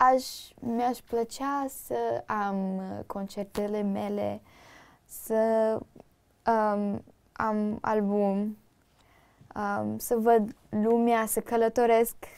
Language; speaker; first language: Romanian; early bilingual, heritage; Romanian